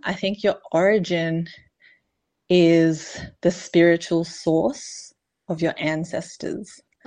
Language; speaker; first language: English; early bilingual, other home language; Vietnamese